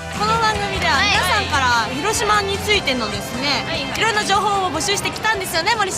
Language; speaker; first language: Japanese; native; Japanese